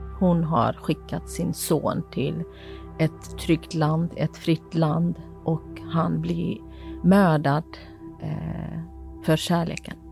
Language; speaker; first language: Swedish; non-native, fluent; Kurdish